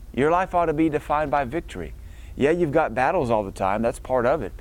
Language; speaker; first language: English; native; English